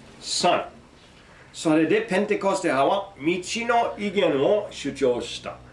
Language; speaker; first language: Japanese; non-native, fluent; English